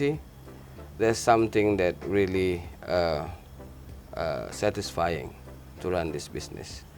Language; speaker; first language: English; non-native, learner; Indonesian